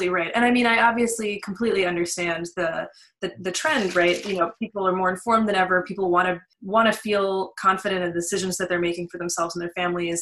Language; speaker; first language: English; native; English